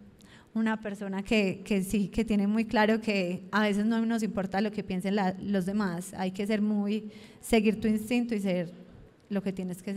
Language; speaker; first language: Spanish; native; Spanish